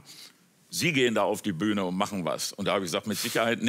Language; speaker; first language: German; native; German